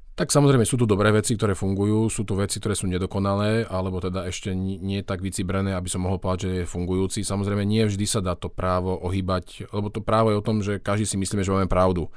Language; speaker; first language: Slovak; native; Slovak